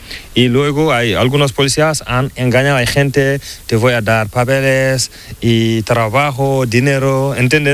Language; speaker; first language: Spanish; non-native, learner; Fula